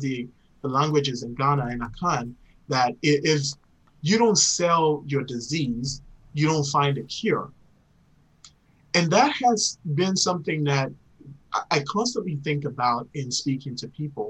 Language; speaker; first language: English; non-native, local second language; Akan